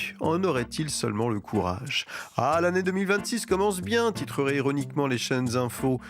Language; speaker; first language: French; native; French